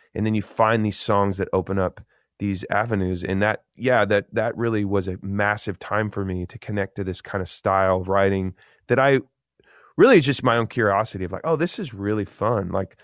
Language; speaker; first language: English; native; English